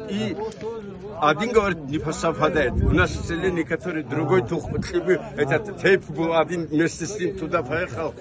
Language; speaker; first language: Russian; non-native, local second language; Chechen